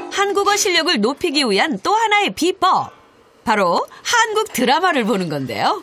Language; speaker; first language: Korean; native; Korean